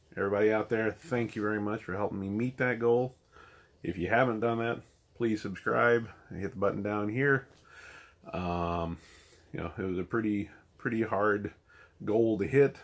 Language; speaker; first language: English; native; English